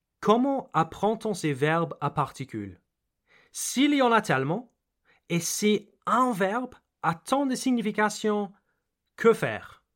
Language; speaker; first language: French; non-native, fluent; English